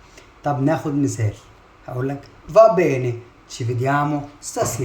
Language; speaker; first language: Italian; non-native, fluent; Arabic